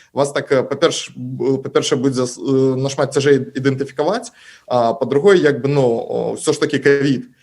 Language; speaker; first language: Belarusian; native; Belarusian